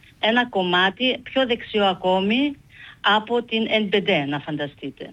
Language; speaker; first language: Greek; early bilingual, heritage; Greek